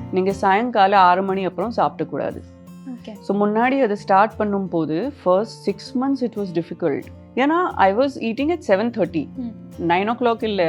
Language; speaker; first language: Tamil; non-native, fluent; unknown